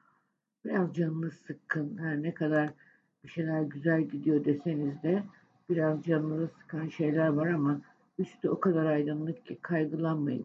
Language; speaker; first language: Turkish; native; Turkish